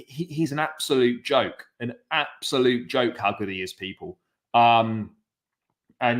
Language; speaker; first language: English; native; English